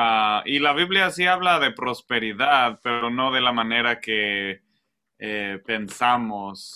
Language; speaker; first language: Spanish; non-native, fluent; English